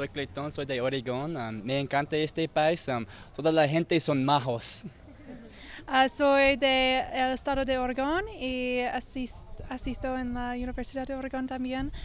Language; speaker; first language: Spanish; non-native, learner; English